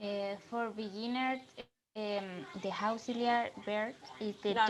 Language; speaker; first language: English; non-native, learner; Spanish